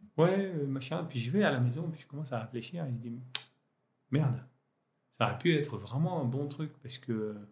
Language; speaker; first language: French; non-native, local second language; Arabic